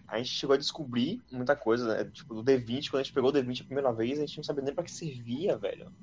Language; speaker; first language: Portuguese; native; Portuguese